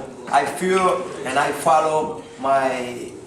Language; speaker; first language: English; non-native, learner; Spanish